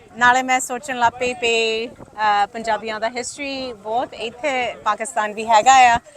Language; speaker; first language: Punjabi; early bilingual, heritage; Punjabi